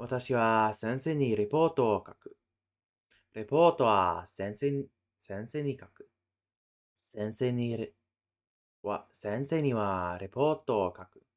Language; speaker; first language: Japanese; non-native, fluent; English